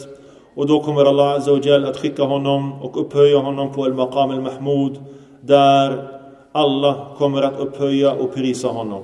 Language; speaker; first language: Swedish; early bilingual, other home language; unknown